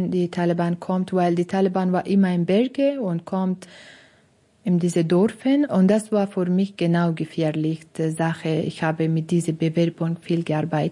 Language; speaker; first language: German; non-native, learner; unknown